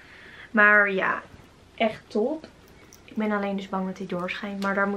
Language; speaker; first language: Dutch; native; Dutch